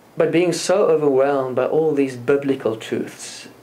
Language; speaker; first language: English; non-native, local second language; Afrikaans